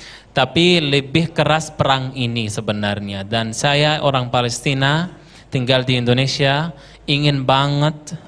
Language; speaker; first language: Indonesian; non-native, fluent; Arabic